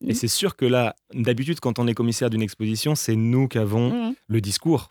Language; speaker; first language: French; native; French